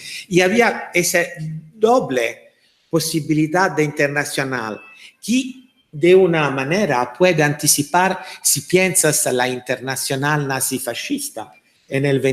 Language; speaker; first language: Spanish; non-native, fluent; Italian